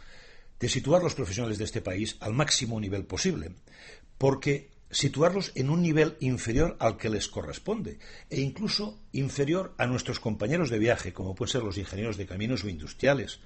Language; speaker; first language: Spanish; native; Spanish